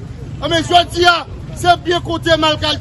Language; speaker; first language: Haitian Creole; native; Haitian Creole